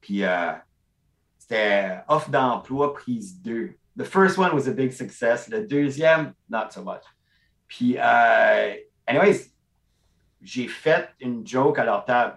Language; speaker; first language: French; non-native, local second language; English